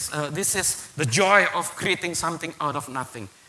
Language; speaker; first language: English; non-native, fluent; Indonesian